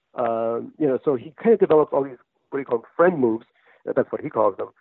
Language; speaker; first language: English; native; English